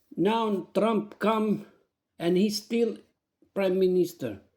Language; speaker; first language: English; non-native, learner; Albanian